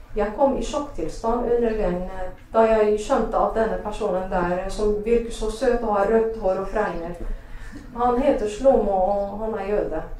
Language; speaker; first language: Norwegian; non-native, fluent; Arabic